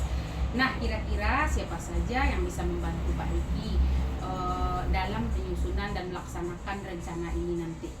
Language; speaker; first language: Indonesian; native; Indonesian